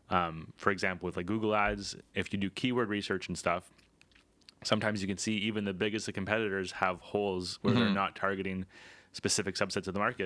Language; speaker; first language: English; native; English